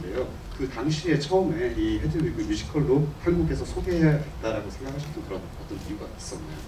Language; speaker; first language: Korean; native; Korean